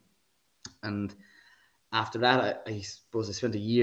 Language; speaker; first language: English; native; English